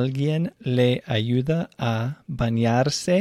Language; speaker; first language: Spanish; non-native, fluent; English